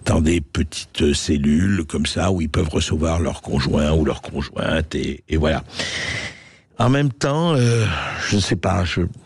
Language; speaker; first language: French; native; French